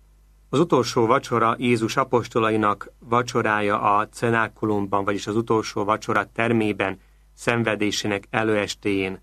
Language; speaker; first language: Hungarian; native; Hungarian